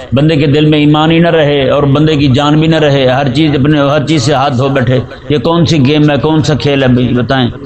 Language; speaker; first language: Urdu; native; Urdu